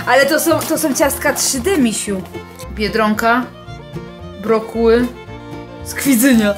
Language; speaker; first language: Polish; native; Polish